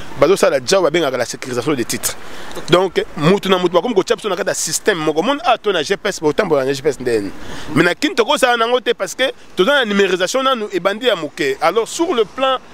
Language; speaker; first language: Lingala; non-native, local second language; Kongo